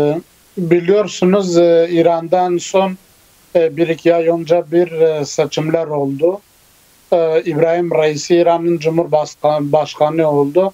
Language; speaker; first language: Turkish; non-native, fluent; Kurdish